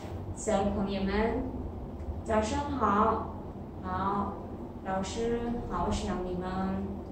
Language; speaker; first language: Chinese; non-native, fluent; Khmer